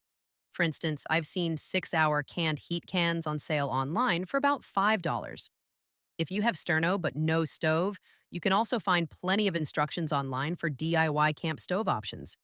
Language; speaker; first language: English; native; English